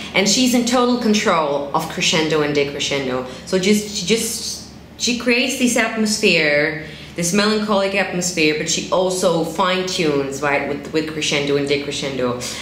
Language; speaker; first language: English; non-native, fluent; German